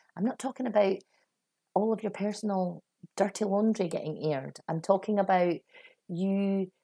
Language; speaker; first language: English; native; English